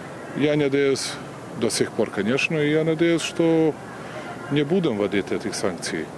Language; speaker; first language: Russian; non-native, learner; Serbian